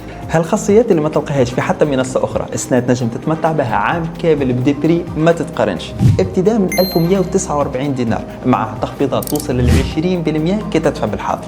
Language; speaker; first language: Arabic; native; Arabic